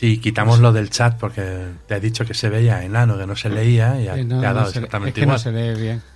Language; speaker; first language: Spanish; native; Spanish